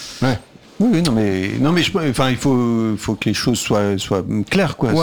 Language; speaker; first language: French; native; French